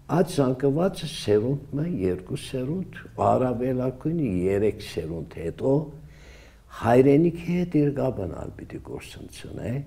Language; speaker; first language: Armenian; early bilingual, heritage; Armenian